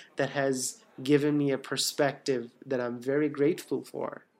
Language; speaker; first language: English; non-native, fluent; Bangla